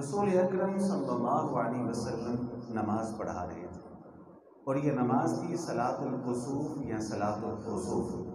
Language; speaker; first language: Urdu; non-native, local second language; Punjabi